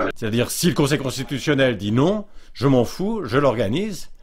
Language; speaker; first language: French; native; French